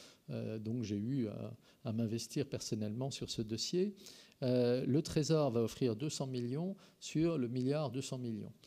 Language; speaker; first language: French; native; French